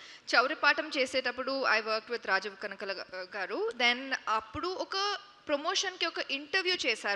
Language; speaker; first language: Telugu; non-native, local second language; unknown